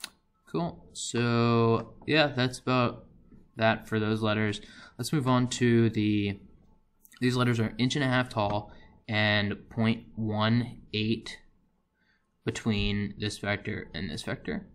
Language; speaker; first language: English; native; English